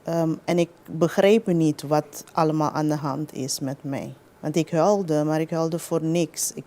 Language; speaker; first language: Dutch; non-native, local second language; Papiamento